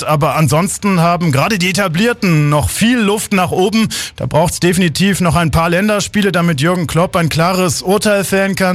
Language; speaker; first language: German; native; German